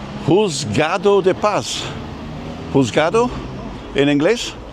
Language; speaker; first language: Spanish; non-native, learner; English